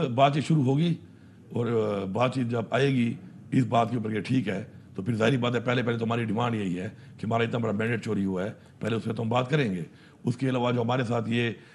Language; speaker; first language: Urdu; non-native, local second language; Pashto